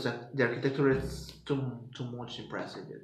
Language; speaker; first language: English; non-native, fluent; Spanish